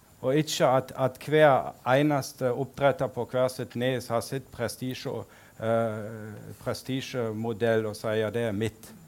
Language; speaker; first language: Norwegian; non-native, fluent; German